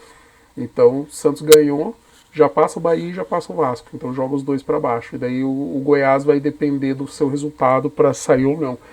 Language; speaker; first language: Portuguese; native; Portuguese